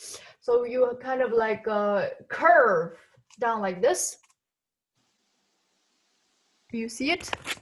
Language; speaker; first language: English; non-native, fluent; Tibetan